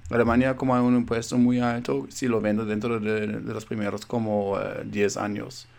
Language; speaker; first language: Spanish; non-native, fluent; German